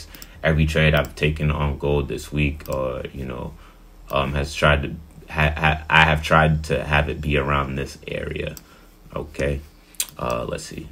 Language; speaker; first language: English; native; English